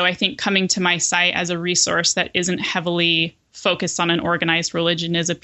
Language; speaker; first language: English; native; English